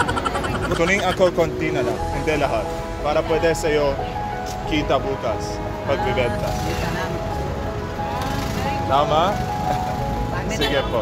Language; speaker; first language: Filipino; non-native, learner; Arabic